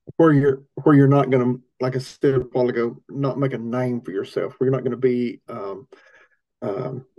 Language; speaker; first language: English; native; English